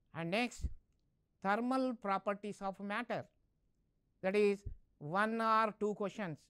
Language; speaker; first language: English; non-native, local second language; Telugu